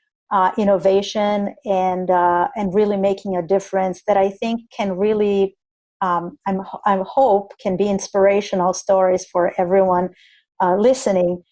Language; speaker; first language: English; non-native, fluent; Spanish